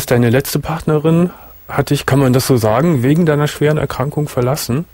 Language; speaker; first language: German; native; German